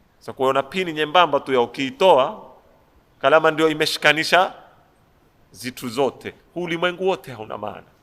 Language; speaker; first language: Swahili; native; Swahili